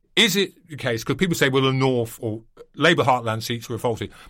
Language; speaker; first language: English; native; English